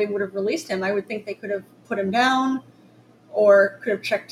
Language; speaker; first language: English; native; English